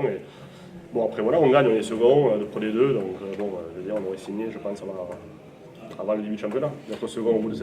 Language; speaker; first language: French; native; French